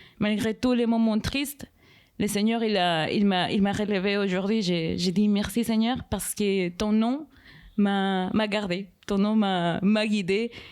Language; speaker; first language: French; non-native, fluent; Spanish